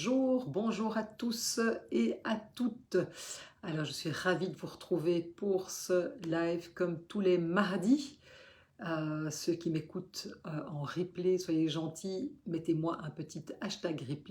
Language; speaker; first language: French; native; French